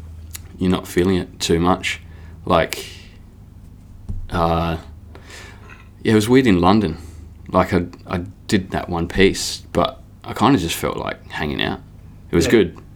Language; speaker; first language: English; native; English